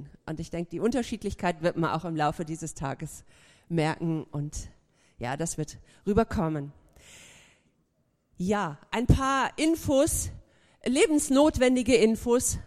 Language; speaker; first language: German; native; German